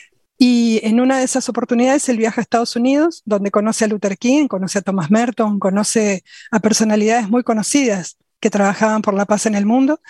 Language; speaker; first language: Spanish; native; Spanish